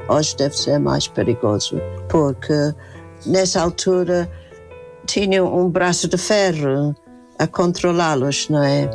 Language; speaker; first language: Portuguese; non-native, fluent; English